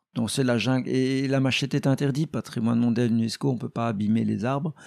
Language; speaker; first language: French; native; French